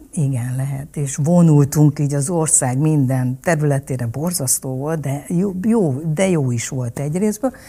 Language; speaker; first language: Hungarian; early bilingual, other home language; Vietnamese